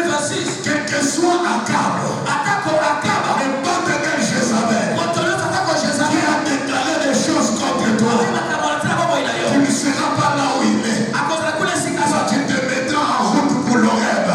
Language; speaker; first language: French; non-native, local second language; Lingala